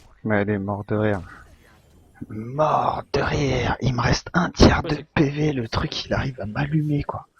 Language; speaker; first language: French; native; French